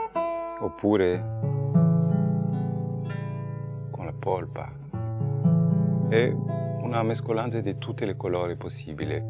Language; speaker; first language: Italian; non-native, fluent; French